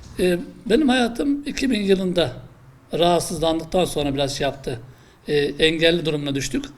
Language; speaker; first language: Turkish; native; Turkish